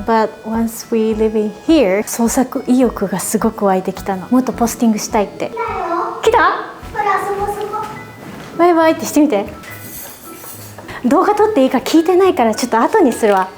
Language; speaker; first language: Japanese; native; Japanese